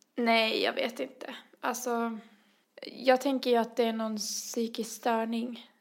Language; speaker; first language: Swedish; native; Swedish